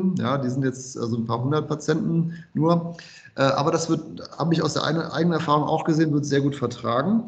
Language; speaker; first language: German; native; German